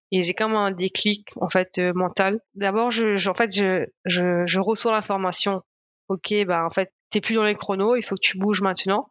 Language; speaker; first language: French; non-native, local second language; Morisyen